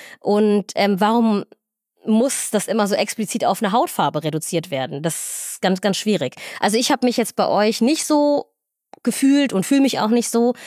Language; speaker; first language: German; early bilingual, other home language; Somali